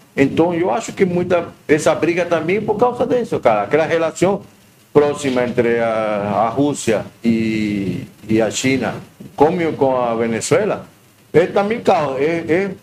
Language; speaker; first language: Portuguese; non-native, learner; Spanish